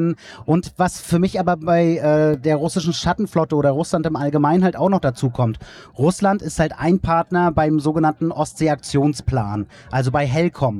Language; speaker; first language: German; native; German